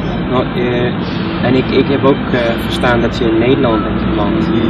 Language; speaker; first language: Dutch; non-native, fluent; English